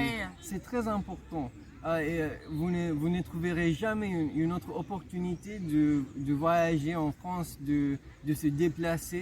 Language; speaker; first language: French; non-native, fluent; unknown